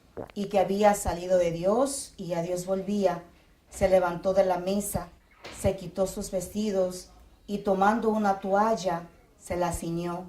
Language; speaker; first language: Spanish; native; Spanish